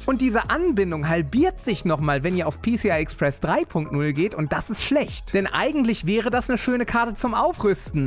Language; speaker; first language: German; native; German